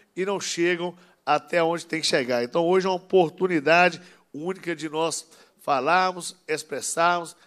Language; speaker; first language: Portuguese; native; Portuguese